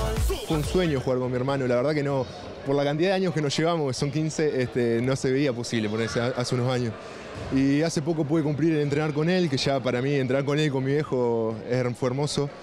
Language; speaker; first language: Spanish; native; Spanish